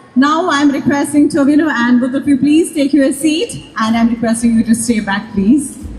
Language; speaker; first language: English; non-native, local second language; Malayalam